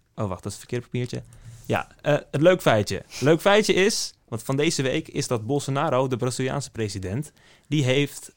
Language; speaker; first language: Dutch; native; Dutch